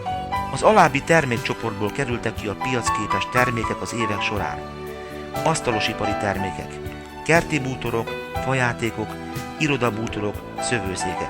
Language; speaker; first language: Hungarian; native; Hungarian